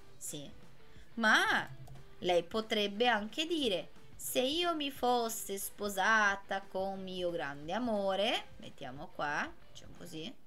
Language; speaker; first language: Italian; non-native, fluent; Portuguese